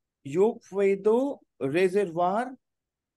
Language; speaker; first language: Spanish; non-native, fluent; Hindi